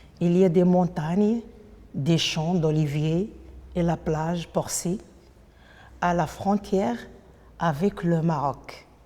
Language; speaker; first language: French; non-native, local second language; Arabic